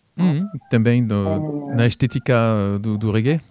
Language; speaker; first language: Portuguese; early bilingual, heritage; French